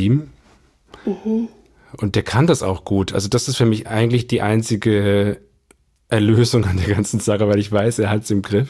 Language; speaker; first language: German; native; German